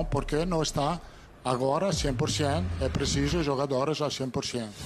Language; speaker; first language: Spanish; non-native, fluent; Italian